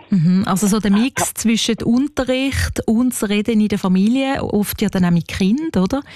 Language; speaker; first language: German; native; German